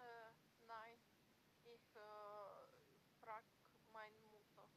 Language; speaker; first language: German; non-native, learner; Macedonian